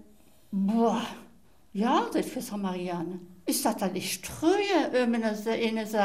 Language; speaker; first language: German; native; German